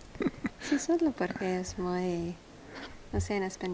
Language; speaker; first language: Spanish; non-native, learner; English